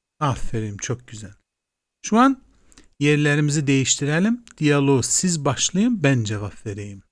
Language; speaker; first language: Turkish; non-native, fluent; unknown